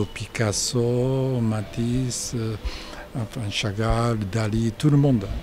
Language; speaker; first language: French; non-native, fluent; Japanese